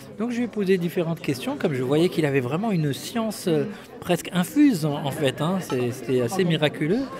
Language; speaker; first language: French; early bilingual, other home language; Arabic